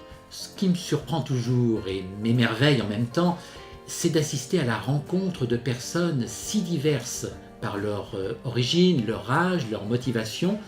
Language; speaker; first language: French; native; French